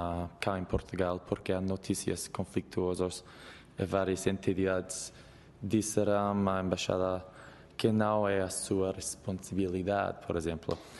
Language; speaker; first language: Portuguese; non-native, learner; English